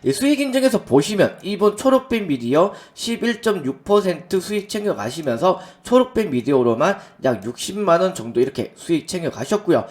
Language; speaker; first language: Korean; native; Korean